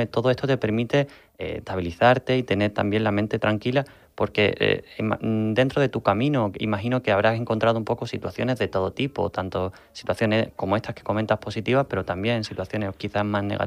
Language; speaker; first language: Spanish; native; Spanish